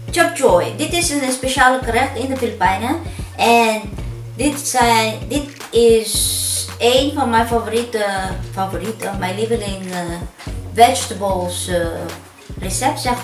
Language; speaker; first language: Dutch; non-native, fluent; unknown